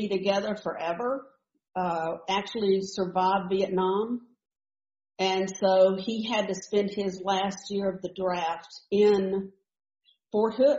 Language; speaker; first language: English; native; English